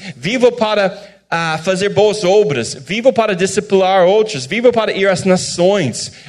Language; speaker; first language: Portuguese; non-native, fluent; English